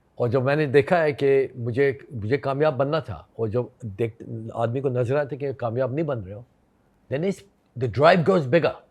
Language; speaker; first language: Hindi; non-native, fluent; English